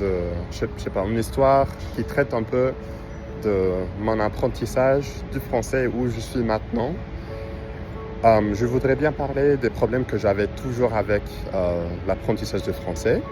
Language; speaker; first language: French; non-native, fluent; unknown